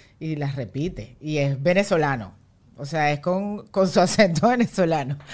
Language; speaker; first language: Spanish; native; Spanish